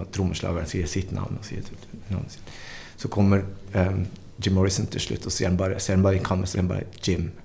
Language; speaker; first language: Norwegian; early bilingual, other home language; Spanish